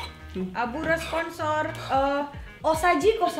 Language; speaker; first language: Indonesian; native; Indonesian